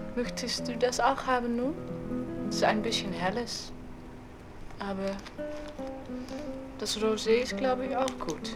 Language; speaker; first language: German; non-native, learner; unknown